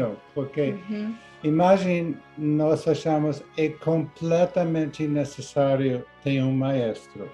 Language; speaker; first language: Portuguese; non-native, learner; English